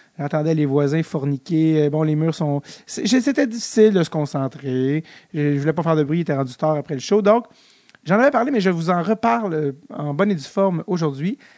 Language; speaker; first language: French; native; French